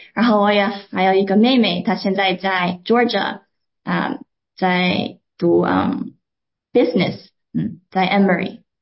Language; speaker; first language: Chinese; early bilingual, heritage; Cantonese